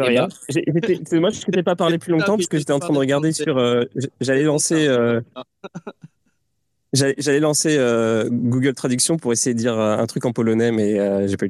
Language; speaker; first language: French; native; French